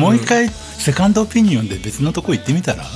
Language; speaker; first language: Japanese; native; Japanese